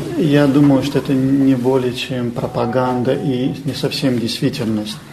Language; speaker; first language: Russian; non-native, local second language; Armenian